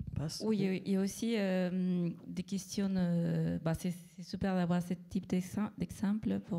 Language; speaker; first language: French; non-native, fluent; Spanish